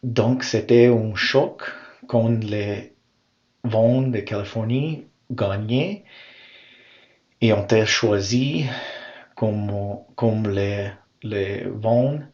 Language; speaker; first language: French; non-native, learner; English